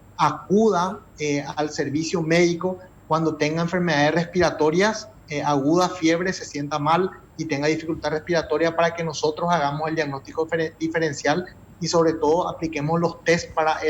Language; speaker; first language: Spanish; native; Spanish